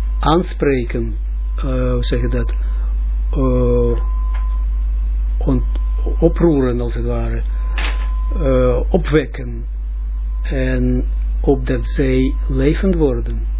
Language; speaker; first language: Dutch; non-native, fluent; Russian